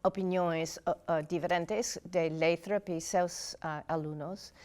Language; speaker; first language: Portuguese; non-native, fluent; English